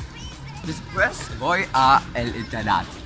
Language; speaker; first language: Spanish; non-native, learner; German